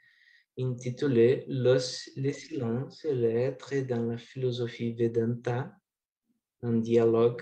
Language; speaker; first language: French; non-native, learner; Portuguese